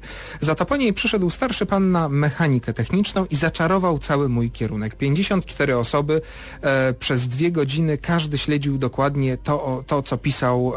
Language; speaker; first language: Polish; native; Polish